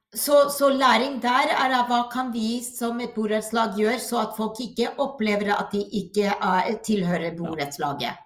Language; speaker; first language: Norwegian; non-native, fluent; English